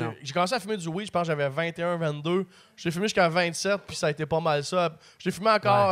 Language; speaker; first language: French; native; French